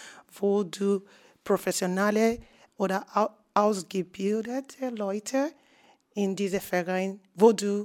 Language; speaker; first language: German; non-native, learner; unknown